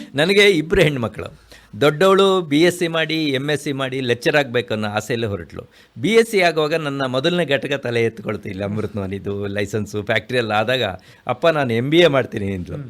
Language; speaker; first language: Kannada; native; Kannada